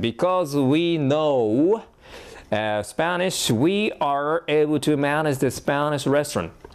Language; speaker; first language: English; non-native, fluent; Japanese